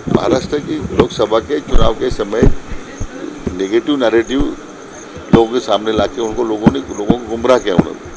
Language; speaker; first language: Hindi; non-native, local second language; Marathi